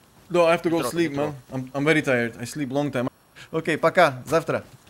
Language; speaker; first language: English; non-native, fluent; Slovak